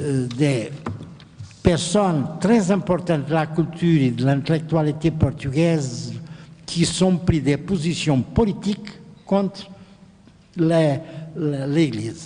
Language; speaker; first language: French; non-native, fluent; Portuguese